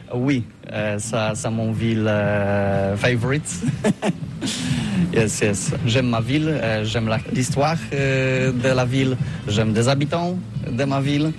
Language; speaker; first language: French; non-native, learner; Polish